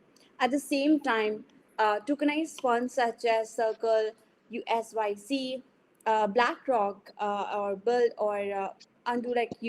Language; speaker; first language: English; non-native, fluent; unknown